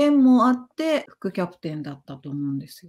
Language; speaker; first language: Japanese; native; Japanese